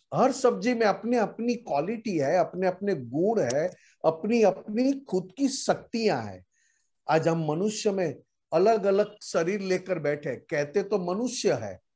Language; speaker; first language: Hindi; non-native, local second language; Gujarati